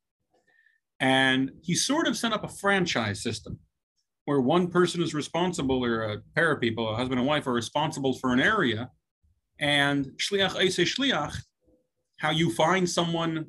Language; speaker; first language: English; native; English